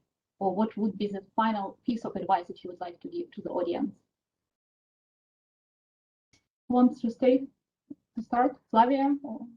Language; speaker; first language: English; non-native, fluent; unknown